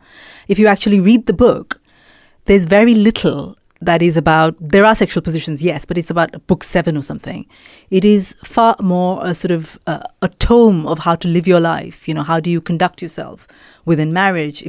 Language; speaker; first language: English; non-native, local second language; Malayalam